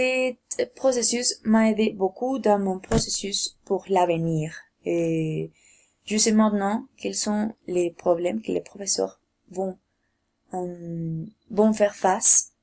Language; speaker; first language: French; non-native, learner; Spanish